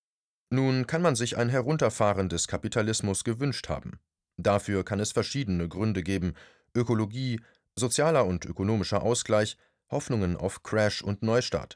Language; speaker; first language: German; native; German